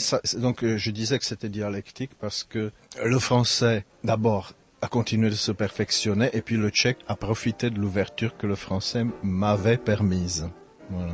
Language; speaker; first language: French; non-native, fluent; Czech